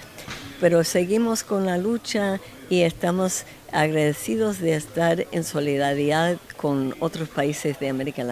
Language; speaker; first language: Spanish; non-native, fluent; English